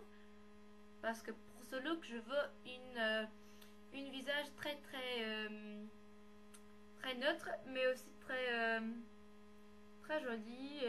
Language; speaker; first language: French; non-native, learner; English